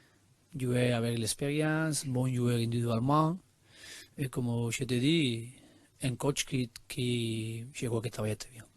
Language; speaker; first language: French; non-native, learner; Spanish